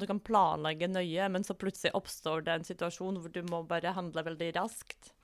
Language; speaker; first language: Norwegian; non-native, fluent; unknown